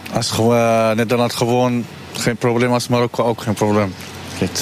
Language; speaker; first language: Dutch; non-native, learner; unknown